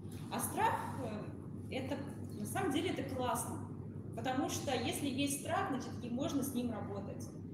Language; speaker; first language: Russian; native; Russian